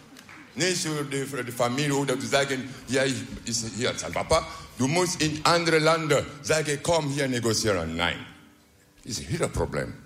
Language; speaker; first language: Dutch; non-native, learner; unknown